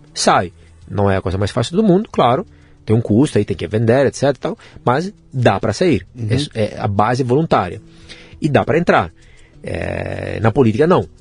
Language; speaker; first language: Portuguese; non-native, fluent; Italian